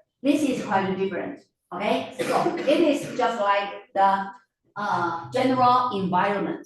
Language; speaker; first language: English; non-native, fluent; Chinese